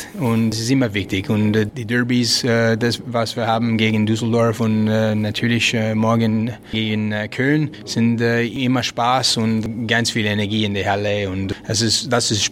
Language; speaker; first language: German; non-native, learner; French